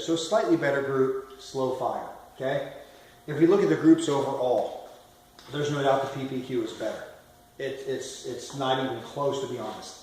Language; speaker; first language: English; native; English